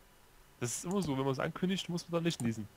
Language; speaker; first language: German; native; German